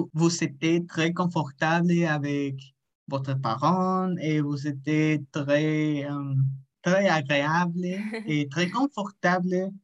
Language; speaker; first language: French; non-native, learner; Spanish